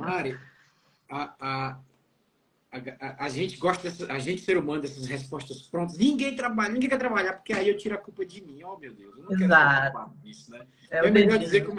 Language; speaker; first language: Portuguese; native; Portuguese